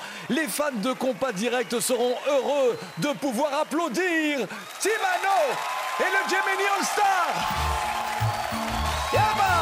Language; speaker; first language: French; native; French